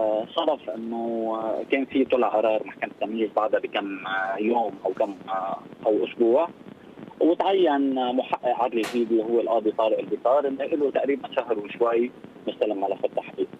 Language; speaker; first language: Arabic; native; Arabic